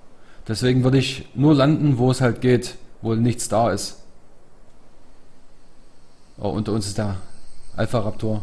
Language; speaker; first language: German; native; German